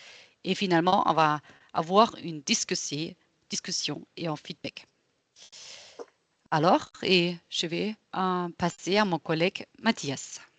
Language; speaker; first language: French; non-native, local second language; German